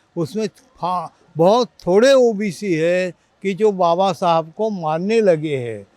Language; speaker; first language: Hindi; non-native, local second language; Marathi